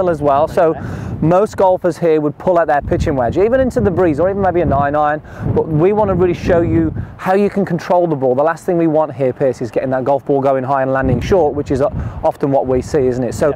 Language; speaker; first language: English; native; English